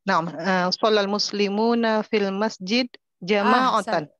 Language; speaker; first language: Arabic; non-native, learner; Indonesian